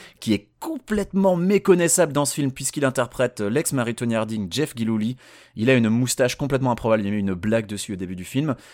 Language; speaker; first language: French; native; French